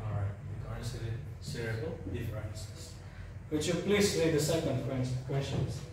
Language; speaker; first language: English; non-native, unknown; Indonesian